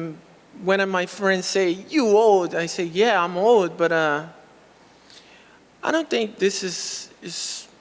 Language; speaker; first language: English; non-native, local second language; Portuguese